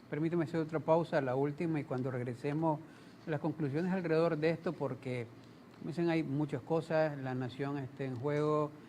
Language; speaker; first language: Spanish; native; Spanish